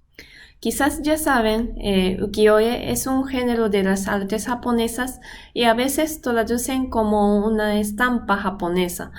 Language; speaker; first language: Spanish; non-native, fluent; Japanese